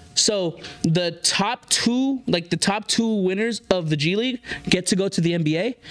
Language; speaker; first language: English; early bilingual, other home language; Spanish